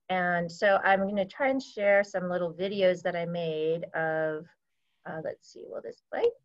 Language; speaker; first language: English; native; English